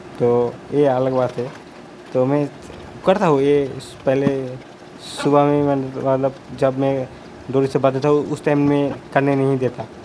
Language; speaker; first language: Hindi; non-native, local second language; Bangla